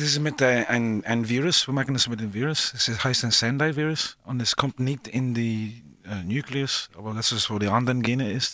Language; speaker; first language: German; non-native, learner; English